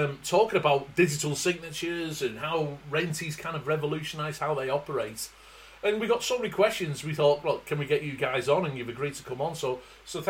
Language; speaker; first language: English; native; English